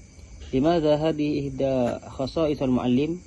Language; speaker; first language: Arabic; non-native, learner; Indonesian